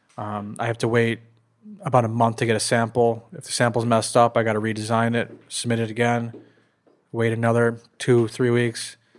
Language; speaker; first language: English; native; English